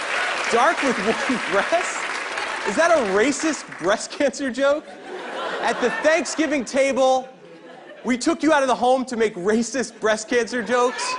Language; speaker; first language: English; native; English